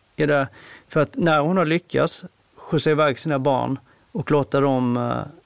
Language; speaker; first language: Swedish; native; Swedish